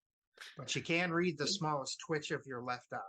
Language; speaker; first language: English; native; English